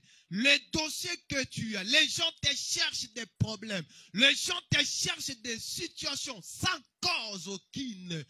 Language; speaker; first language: French; non-native, local second language; Lingala